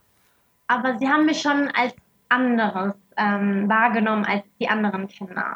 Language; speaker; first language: German; early bilingual, other home language; Arabic